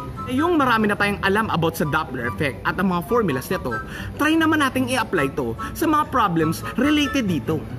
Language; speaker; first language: Filipino; native; Filipino